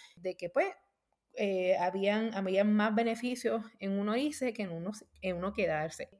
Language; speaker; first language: Spanish; native; Spanish